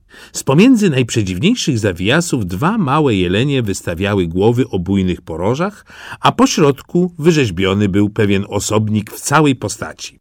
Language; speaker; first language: Polish; native; Polish